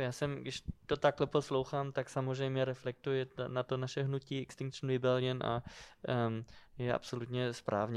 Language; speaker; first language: Czech; non-native, fluent; German